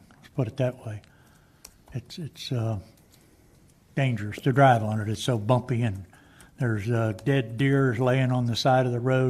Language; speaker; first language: English; native; English